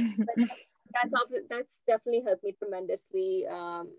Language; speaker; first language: English; non-native, local second language; Hindi